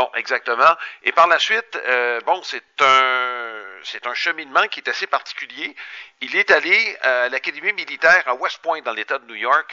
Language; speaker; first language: French; native; French